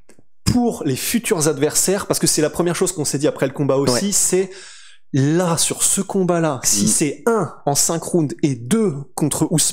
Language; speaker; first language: French; native; French